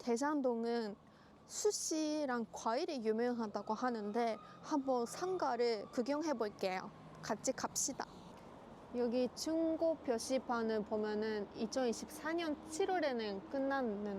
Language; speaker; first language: Korean; non-native, fluent; Japanese